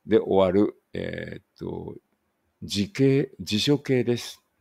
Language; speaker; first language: Japanese; native; Japanese